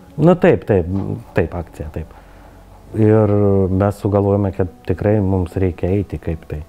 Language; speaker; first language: Lithuanian; non-native, learner; Ukrainian